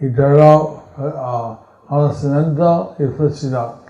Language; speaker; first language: Spanish; non-native, learner; English